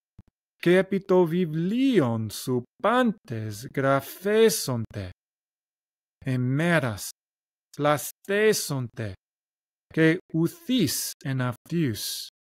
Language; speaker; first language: Greek; non-native, learner; English